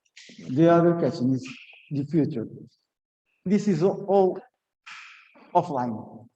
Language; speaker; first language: English; non-native, learner; Portuguese